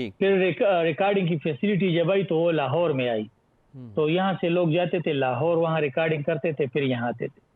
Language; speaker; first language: Urdu; non-native, local second language; Pashto